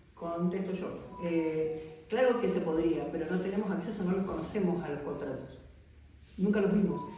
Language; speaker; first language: Spanish; native; Spanish